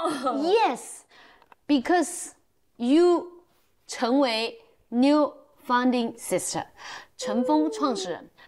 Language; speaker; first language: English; non-native, learner; Chinese